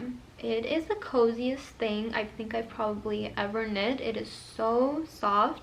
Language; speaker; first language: English; native; English